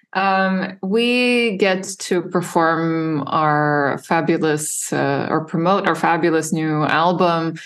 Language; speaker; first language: English; non-native, fluent; Serbian